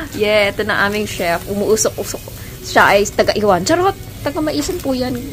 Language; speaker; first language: Filipino; native; Filipino